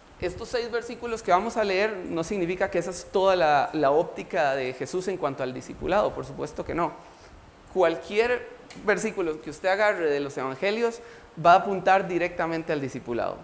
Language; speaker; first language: Spanish; native; Spanish